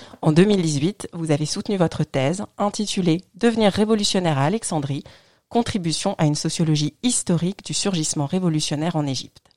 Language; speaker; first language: French; native; French